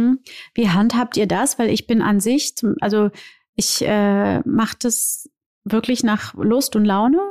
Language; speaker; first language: German; early bilingual, other home language; Portuguese